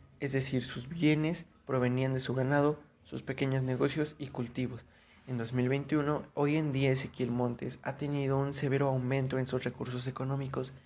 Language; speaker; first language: Spanish; native; Spanish